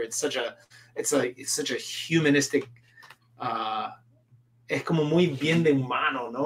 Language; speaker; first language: Spanish; non-native, fluent; English